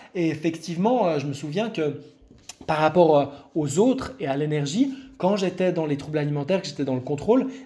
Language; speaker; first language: French; non-native, local second language; Arabic